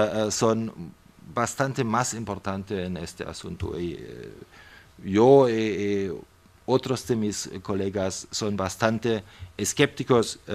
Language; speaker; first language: Spanish; non-native, fluent; German